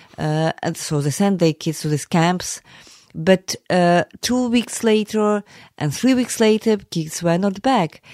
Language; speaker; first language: English; non-native, fluent; Ukrainian